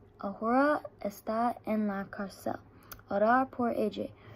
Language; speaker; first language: Spanish; non-native, learner; English